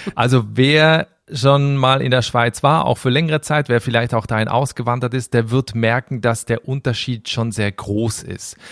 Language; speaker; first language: German; native; German